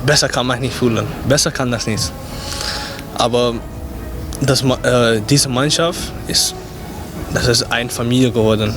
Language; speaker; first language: German; non-native, learner; Dutch